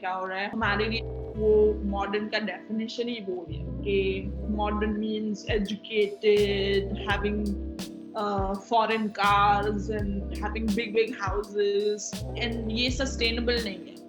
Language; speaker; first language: Hindi; non-native, local second language; Marathi